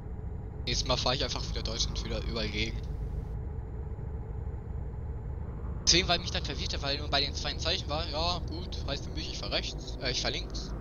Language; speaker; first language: German; native; German